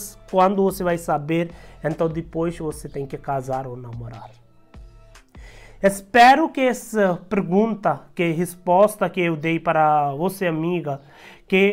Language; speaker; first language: Portuguese; non-native, learner; Hindi